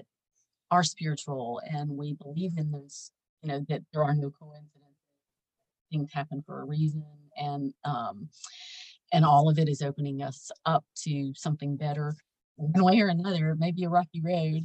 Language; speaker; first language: English; native; English